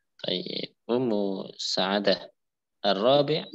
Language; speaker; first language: Arabic; non-native, fluent; Indonesian